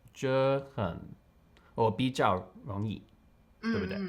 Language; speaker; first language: Chinese; non-native, learner; English